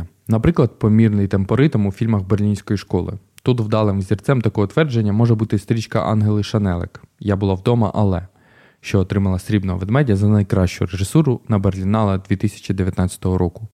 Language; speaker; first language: Ukrainian; native; Ukrainian